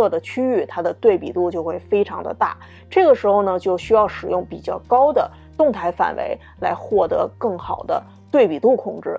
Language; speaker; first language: Chinese; native; Chinese